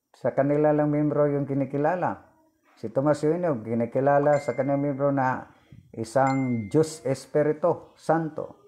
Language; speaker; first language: Filipino; non-native, local second language; Cebuano